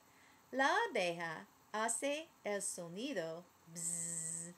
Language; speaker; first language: Spanish; non-native, learner; English